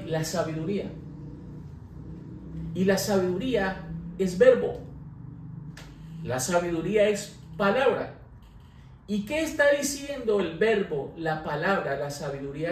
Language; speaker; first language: Spanish; native; Spanish